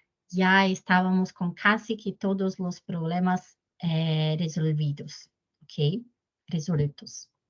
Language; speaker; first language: Spanish; non-native, fluent; Portuguese